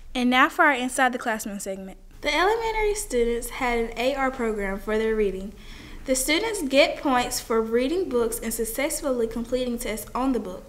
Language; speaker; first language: English; native; English